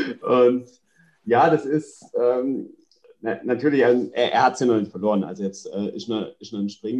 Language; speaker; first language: German; native; German